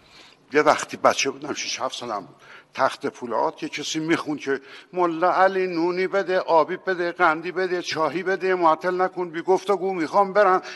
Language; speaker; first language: Persian; native; Persian